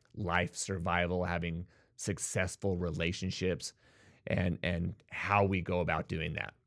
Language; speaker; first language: English; native; English